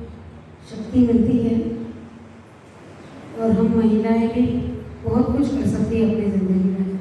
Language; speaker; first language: Hindi; non-native, local second language; Gujarati